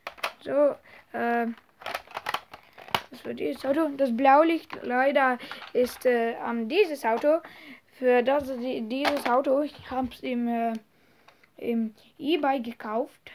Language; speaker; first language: German; non-native, learner; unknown